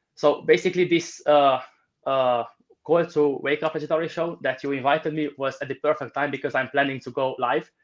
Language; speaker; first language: English; non-native, fluent; Romanian